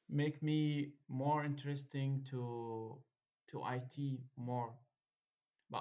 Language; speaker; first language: English; non-native, fluent; Arabic